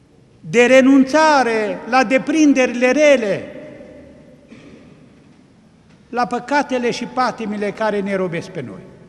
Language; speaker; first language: Romanian; native; Romanian